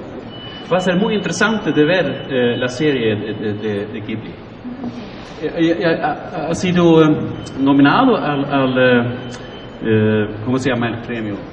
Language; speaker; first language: Spanish; non-native, learner; Swedish